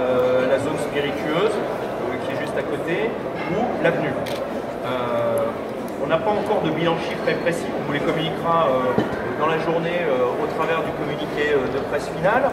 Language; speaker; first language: French; native; French